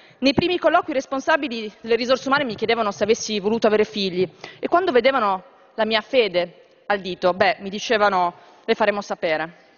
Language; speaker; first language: Italian; native; Italian